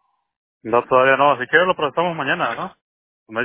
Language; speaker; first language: Spanish; native; Spanish